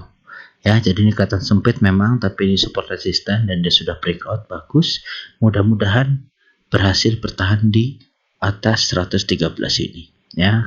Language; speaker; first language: Indonesian; native; Indonesian